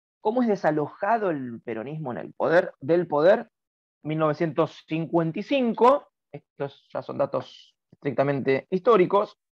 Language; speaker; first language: Spanish; native; Spanish